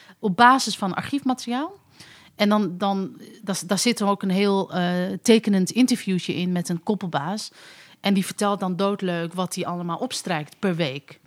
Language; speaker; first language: Dutch; early bilingual, other home language; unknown